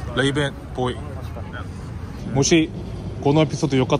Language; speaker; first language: Japanese; non-native, fluent; Korean